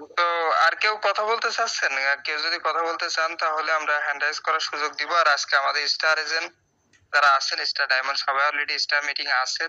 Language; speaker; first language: Bangla; native; Bangla